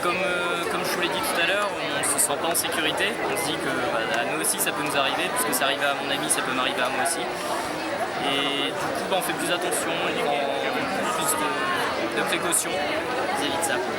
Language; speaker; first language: French; native; French